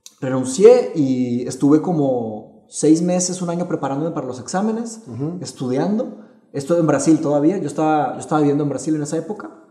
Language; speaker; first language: Spanish; early bilingual, other home language; Portuguese